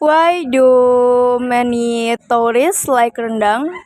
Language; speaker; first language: English; non-native, learner; Indonesian